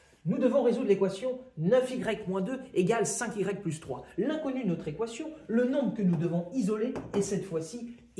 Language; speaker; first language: French; native; French